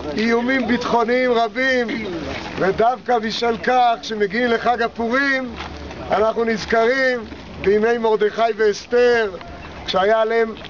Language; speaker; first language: Hebrew; native; Hebrew